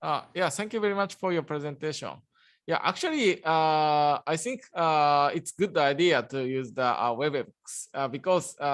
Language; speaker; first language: English; non-native, learner; Japanese